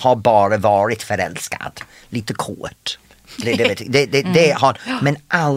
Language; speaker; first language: Swedish; non-native, fluent; English